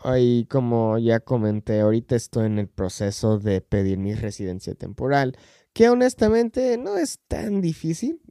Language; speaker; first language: Spanish; non-native, fluent; English